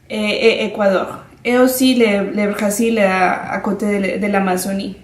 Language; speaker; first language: French; non-native, fluent; Spanish